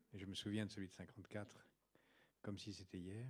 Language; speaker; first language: French; native; French